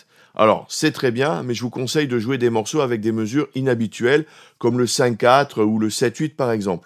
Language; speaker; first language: French; native; French